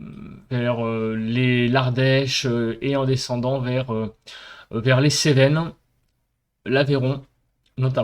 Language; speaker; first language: French; native; French